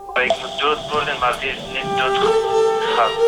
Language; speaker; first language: Dutch; non-native, learner; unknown